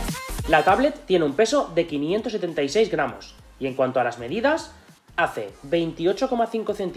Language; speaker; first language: Spanish; native; Spanish